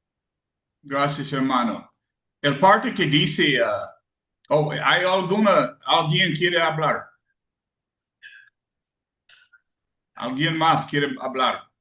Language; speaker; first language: Spanish; non-native, learner; English